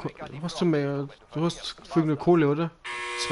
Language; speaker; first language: German; native; German